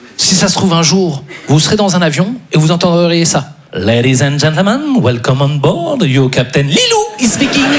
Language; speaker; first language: French; native; French